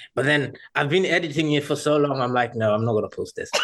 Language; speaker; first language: English; non-native, local second language; Kinyarwanda